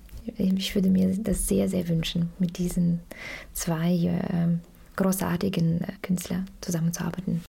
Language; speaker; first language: German; non-native, fluent; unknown